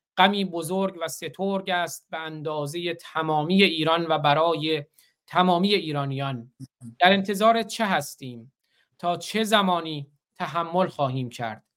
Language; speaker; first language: Persian; non-native, local second language; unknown